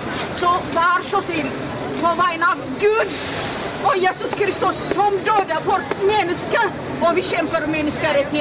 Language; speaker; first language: Norwegian; non-native, learner; Amharic